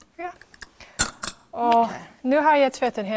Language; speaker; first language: Swedish; non-native, fluent; English